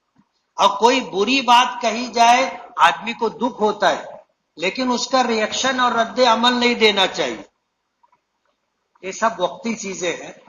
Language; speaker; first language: Urdu; native; Urdu